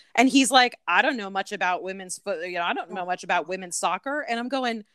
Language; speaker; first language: English; native; English